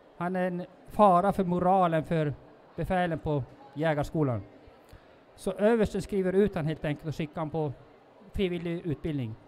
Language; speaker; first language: Swedish; non-native, local second language; Northern Sami